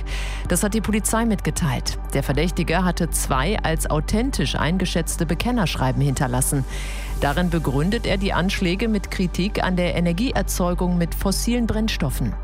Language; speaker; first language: German; native; German